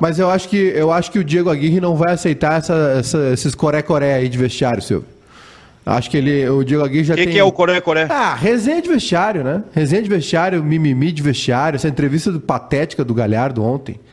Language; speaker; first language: Portuguese; native; Portuguese